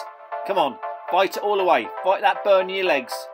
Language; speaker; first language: English; native; English